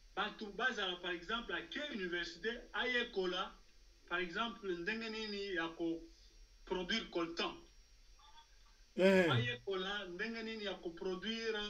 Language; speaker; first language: Lingala; non-native, local second language; Swahili